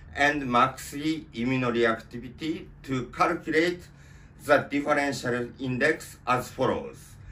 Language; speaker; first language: English; non-native, learner; Japanese